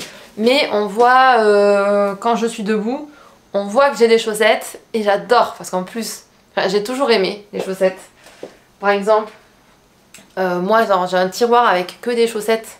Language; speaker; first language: French; native; French